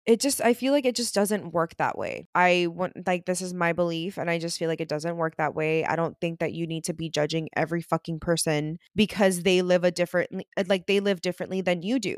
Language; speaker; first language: English; early bilingual, other home language; Spanish